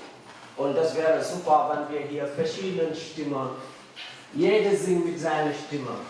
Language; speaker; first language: German; non-native, fluent; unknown